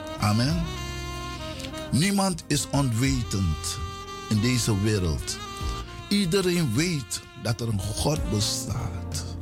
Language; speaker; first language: Dutch; non-native, local second language; Sranan Tongo